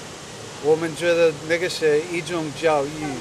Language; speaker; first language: Chinese; non-native, fluent; Hebrew